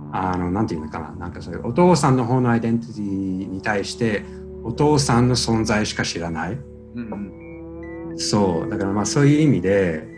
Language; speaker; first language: Japanese; non-native, fluent; English